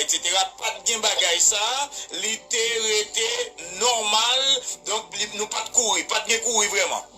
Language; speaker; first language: Haitian Creole; native; Haitian Creole